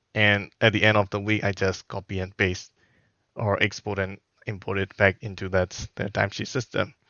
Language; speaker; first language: English; non-native, fluent; Burmese